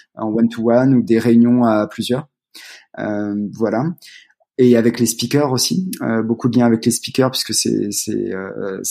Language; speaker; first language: French; native; French